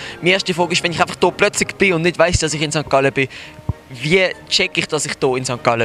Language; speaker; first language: German; native; German